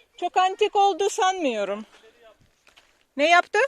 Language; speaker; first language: Turkish; non-native, learner; Russian